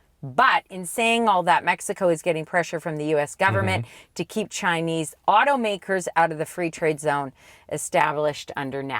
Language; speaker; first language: English; native; English